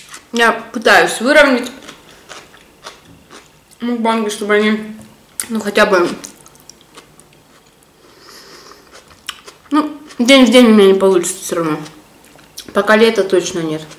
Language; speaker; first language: Russian; native; Russian